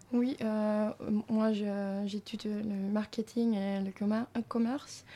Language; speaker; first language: French; non-native, learner; Finnish